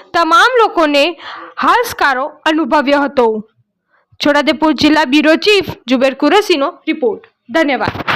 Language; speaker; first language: Gujarati; native; Gujarati